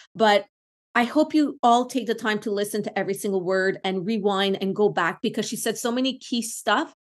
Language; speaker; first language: English; non-native, local second language; French